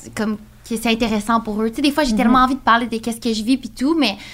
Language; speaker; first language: French; native; French